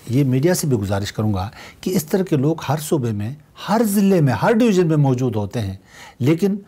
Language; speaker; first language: Urdu; non-native, local second language; Shina